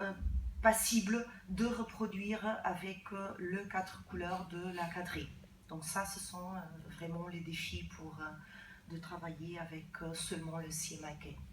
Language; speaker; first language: French; non-native, fluent; Portuguese